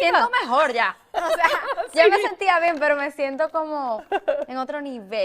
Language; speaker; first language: Spanish; native; Spanish